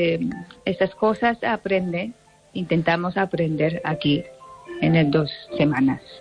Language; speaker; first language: Spanish; non-native, learner; Japanese